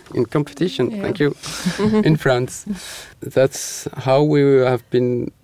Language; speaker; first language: English; non-native, fluent; French